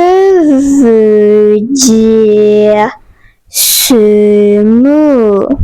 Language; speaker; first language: French; non-native, fluent; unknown